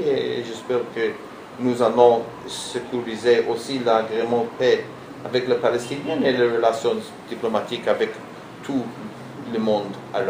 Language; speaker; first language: French; non-native, learner; Hebrew